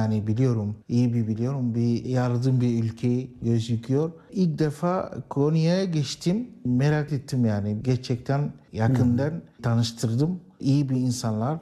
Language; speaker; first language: Turkish; non-native, learner; Arabic